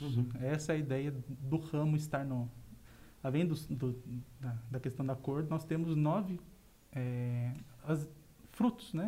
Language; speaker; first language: Portuguese; native; Portuguese